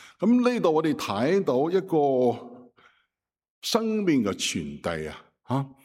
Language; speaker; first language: Cantonese; non-native, fluent; Chinese